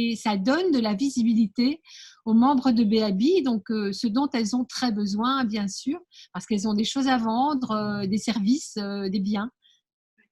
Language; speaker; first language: French; native; French